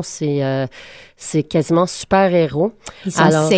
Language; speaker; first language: French; native; French